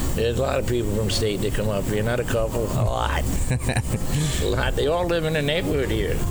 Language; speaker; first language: English; native; English